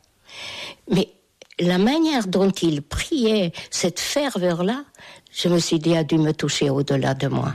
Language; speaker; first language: French; non-native, fluent; Hungarian